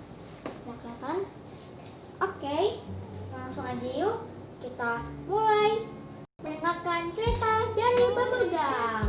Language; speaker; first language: Indonesian; native; Indonesian